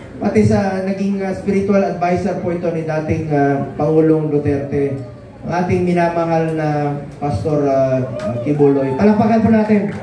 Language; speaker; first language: Filipino; non-native, local second language; Cebuano